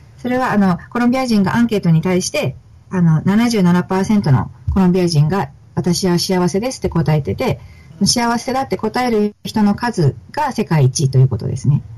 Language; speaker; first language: Japanese; native; Japanese